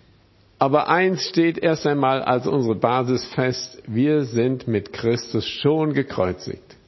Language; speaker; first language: German; non-native, fluent; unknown